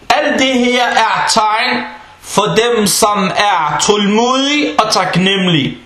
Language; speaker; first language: Danish; non-native, fluent; Arabic